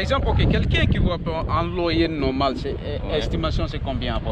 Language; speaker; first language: French; non-native, learner; English